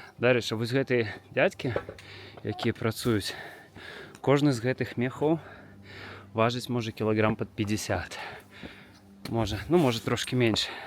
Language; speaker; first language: Belarusian; non-native, local second language; Russian